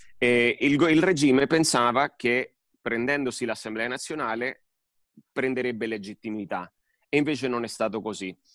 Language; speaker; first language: Italian; early bilingual, heritage; Spanish